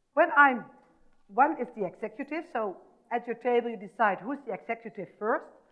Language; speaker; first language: English; non-native, fluent; Dutch